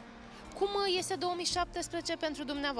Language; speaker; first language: Romanian; native; Romanian